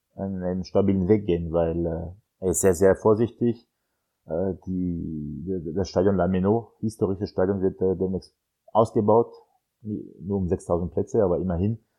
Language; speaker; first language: German; non-native, fluent; French